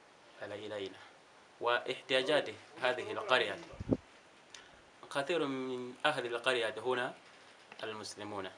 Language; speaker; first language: Arabic; non-native, learner; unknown